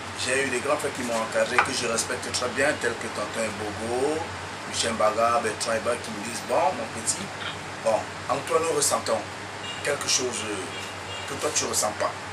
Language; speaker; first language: French; non-native, local second language; Lingala